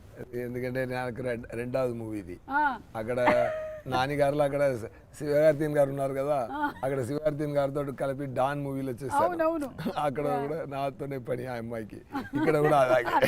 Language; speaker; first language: Telugu; non-native, fluent; Tamil